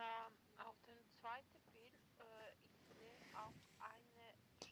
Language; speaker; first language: German; non-native, learner; Macedonian